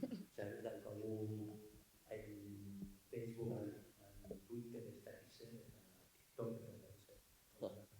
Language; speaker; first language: Basque; non-native, local second language; Spanish